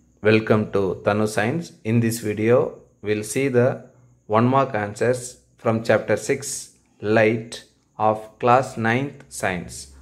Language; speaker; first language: English; non-native, local second language; Tamil